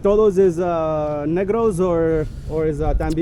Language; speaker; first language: Spanish; non-native, learner; English